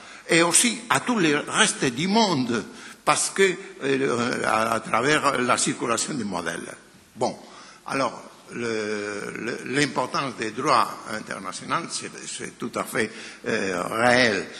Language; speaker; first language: French; non-native, fluent; Spanish